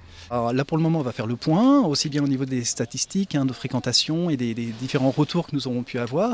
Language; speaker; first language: French; native; French